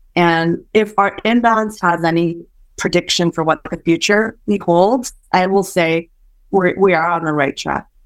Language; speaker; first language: English; early bilingual, other home language; Min Nan Chinese